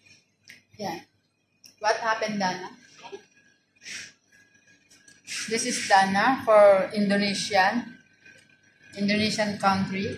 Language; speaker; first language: English; non-native, local second language; Filipino